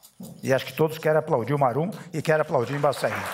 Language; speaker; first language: Portuguese; native; Portuguese